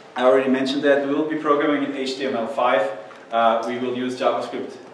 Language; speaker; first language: English; non-native, fluent; German